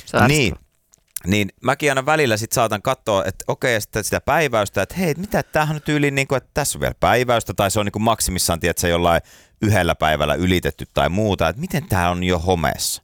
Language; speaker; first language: Finnish; native; Finnish